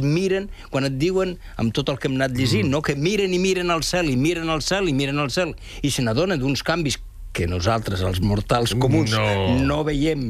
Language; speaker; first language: Catalan; native; Catalan